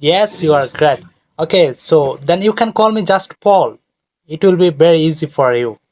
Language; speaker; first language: English; non-native, fluent; Bangla